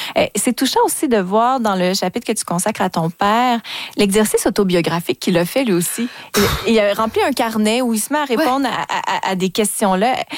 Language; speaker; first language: French; native; French